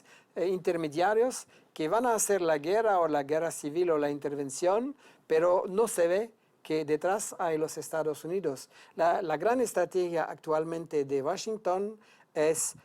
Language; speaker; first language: Spanish; non-native, fluent; French